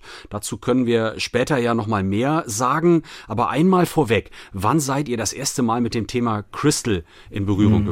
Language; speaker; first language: German; native; German